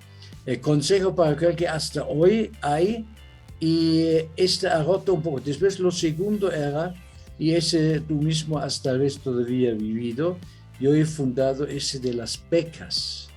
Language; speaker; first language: Spanish; non-native, fluent; German